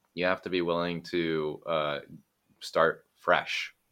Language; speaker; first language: English; native; English